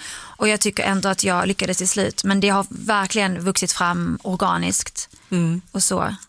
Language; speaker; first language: Swedish; early bilingual, other home language; Arabic